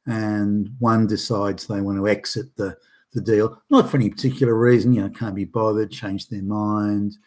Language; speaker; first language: English; native; English